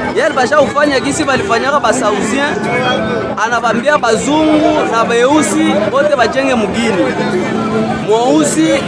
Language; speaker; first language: Swahili; native; Swahili